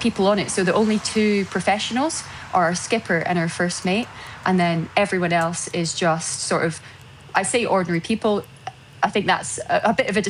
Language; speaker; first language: English; native; English